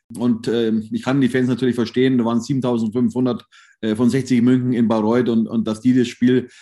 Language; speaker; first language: German; native; German